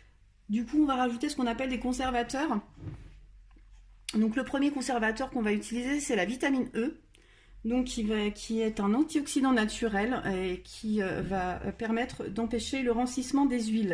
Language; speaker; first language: French; native; French